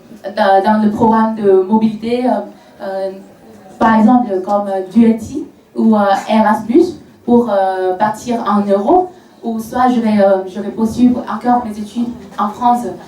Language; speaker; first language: French; non-native, fluent; Vietnamese